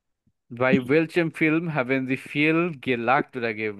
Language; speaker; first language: German; non-native, learner; Bangla